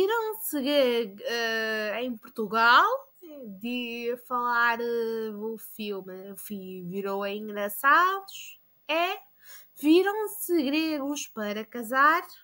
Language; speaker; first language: Portuguese; non-native, learner; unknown